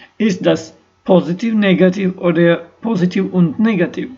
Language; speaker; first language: German; non-native, fluent; Ukrainian